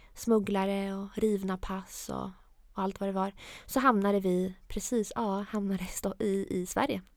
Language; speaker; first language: Swedish; early bilingual, other home language; Arabic